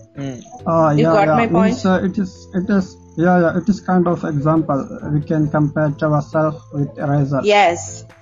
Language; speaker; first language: English; non-native, local second language; Urdu